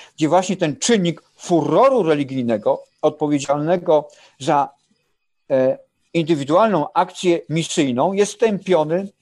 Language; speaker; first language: Polish; non-native, fluent; German